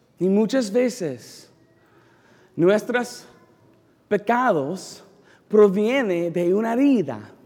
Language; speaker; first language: Spanish; non-native, learner; English